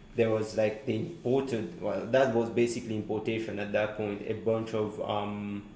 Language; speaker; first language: English; non-native, fluent; Morisyen